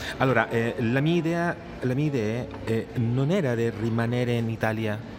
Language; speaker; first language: Italian; non-native, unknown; Spanish